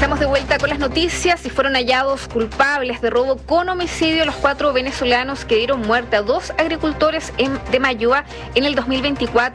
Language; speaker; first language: Spanish; native; Spanish